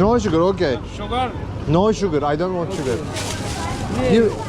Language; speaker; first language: English; non-native, learner; Turkish